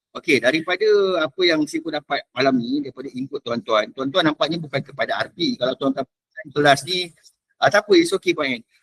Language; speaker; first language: Malay; native; Malay